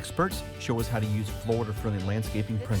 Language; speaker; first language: English; native; English